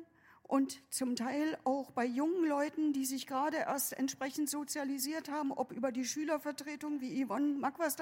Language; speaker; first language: German; native; German